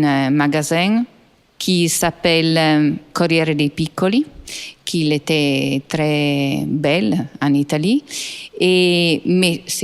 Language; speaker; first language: French; non-native, fluent; Italian